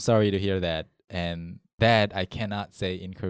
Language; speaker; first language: English; non-native, fluent; Korean